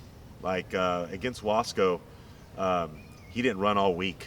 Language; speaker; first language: English; native; English